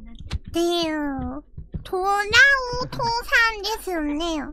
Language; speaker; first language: Japanese; non-native, fluent; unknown